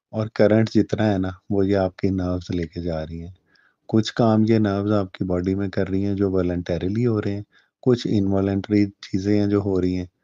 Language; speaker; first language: Urdu; native; Urdu